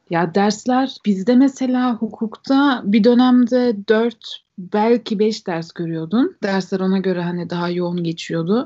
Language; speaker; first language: Turkish; early bilingual, heritage; Turkish